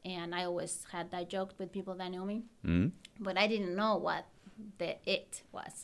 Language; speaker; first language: English; non-native, fluent; Spanish